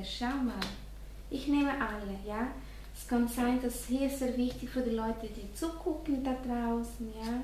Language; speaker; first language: German; non-native, fluent; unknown